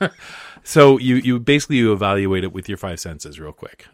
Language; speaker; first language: English; native; English